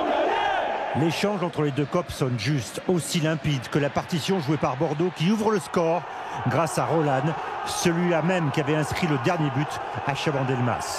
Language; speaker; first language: French; native; French